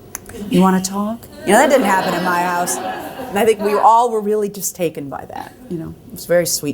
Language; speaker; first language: English; native; English